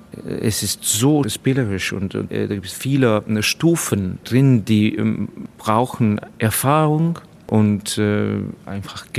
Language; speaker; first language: German; non-native, fluent; Estonian